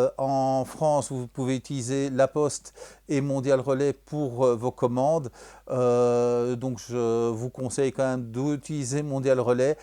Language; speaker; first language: French; native; French